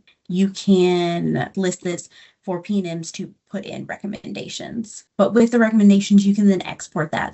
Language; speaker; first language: English; native; English